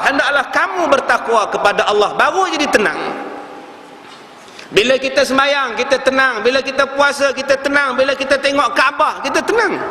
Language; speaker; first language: Malay; native; Malay